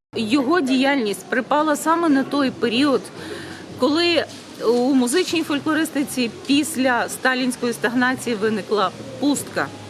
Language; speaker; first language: Ukrainian; native; Ukrainian